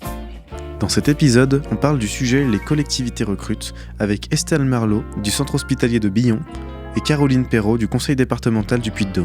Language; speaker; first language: French; native; French